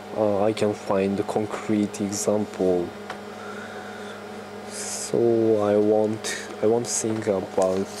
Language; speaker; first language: English; non-native, learner; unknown